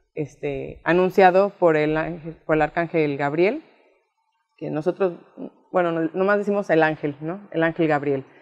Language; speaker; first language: Spanish; native; Spanish